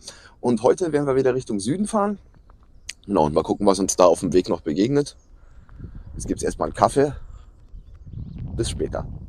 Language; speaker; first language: German; native; German